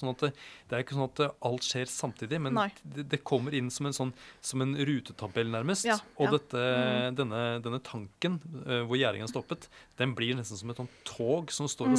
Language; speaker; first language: Norwegian; native; Norwegian